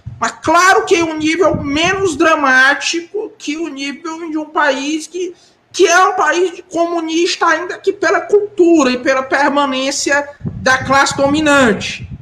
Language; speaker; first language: Portuguese; native; Portuguese